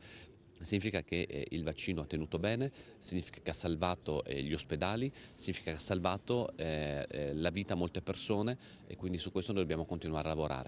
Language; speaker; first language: Italian; native; Italian